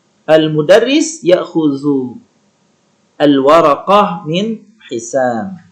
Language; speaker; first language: Arabic; non-native, learner; Indonesian